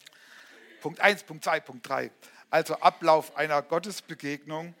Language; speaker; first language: German; native; German